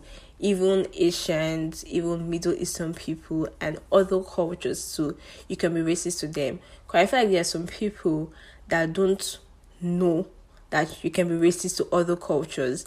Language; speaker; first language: English; non-native, local second language; Yoruba